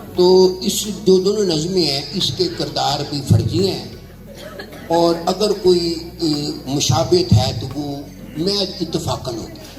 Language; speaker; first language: Urdu; non-native, local second language; Punjabi